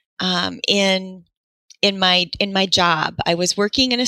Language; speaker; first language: English; native; English